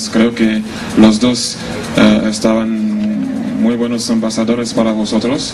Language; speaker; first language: Spanish; non-native, fluent; French